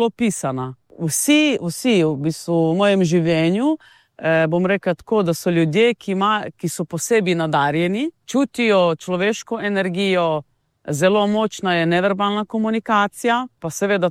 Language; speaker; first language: Slovenian; non-native, local second language; Romany